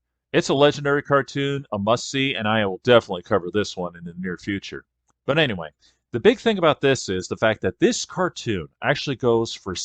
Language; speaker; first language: English; native; English